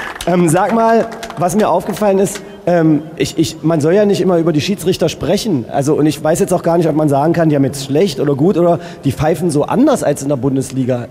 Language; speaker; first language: German; native; German